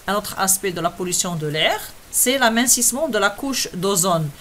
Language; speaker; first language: French; non-native, local second language; Arabic